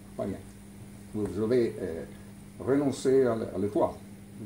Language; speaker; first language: French; non-native, learner; Italian